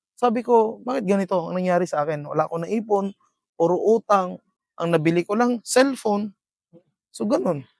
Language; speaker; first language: Filipino; non-native, local second language; Iloko